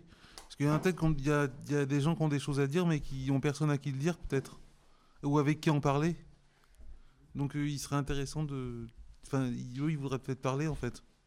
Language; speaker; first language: French; native; French